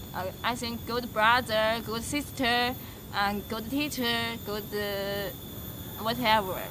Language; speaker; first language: English; non-native, learner; Chinese